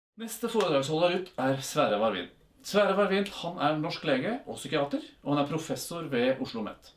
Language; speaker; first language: Norwegian; native; Norwegian